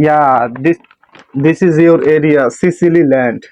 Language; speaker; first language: English; non-native, learner; Bangla